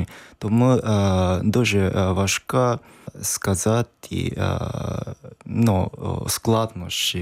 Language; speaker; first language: Ukrainian; non-native, learner; Japanese